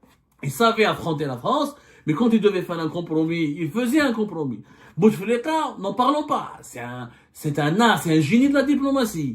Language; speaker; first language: French; non-native, local second language; Arabic